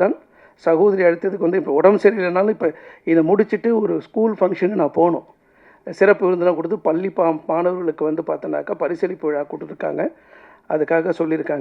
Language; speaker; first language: Tamil; native; Tamil